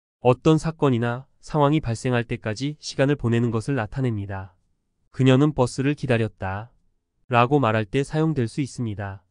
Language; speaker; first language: Korean; native; Korean